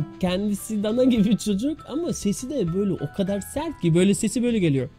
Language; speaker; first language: Turkish; early bilingual, heritage; Turkish